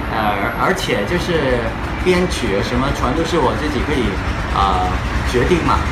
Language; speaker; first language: Chinese; non-native, local second language; Cantonese